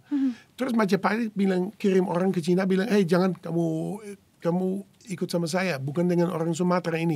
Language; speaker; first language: Indonesian; non-native, fluent; Dutch